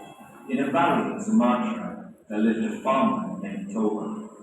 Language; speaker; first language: English; non-native, learner; Indonesian